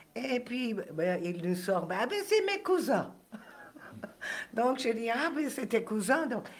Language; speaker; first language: French; non-native, fluent; Spanish